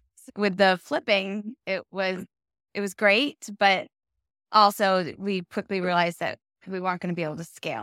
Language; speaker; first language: English; native; English